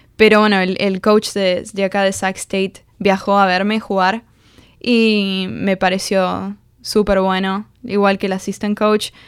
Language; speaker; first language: Spanish; native; Spanish